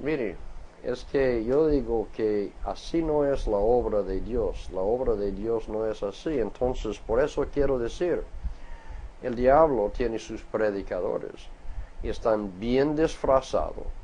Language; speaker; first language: Spanish; non-native, fluent; English